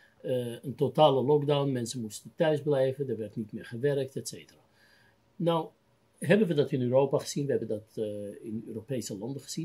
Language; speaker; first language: Dutch; native; Dutch